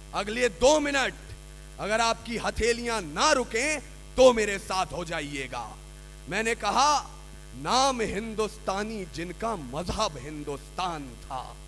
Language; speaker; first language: Hindi; native; Hindi